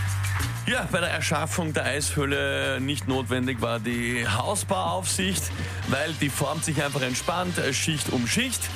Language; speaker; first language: German; native; German